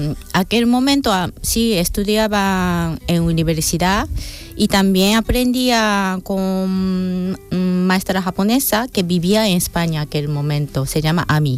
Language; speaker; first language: Spanish; non-native, fluent; Japanese